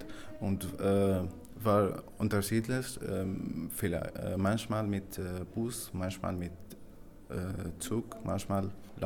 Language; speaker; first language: German; non-native, learner; Arabic